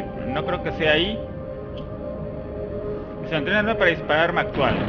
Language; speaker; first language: Spanish; native; Spanish